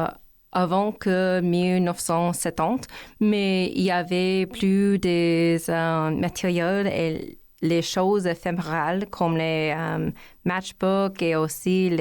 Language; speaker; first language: French; non-native, learner; English